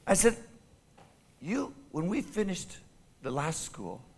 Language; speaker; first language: English; native; English